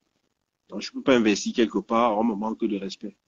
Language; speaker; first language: French; native; French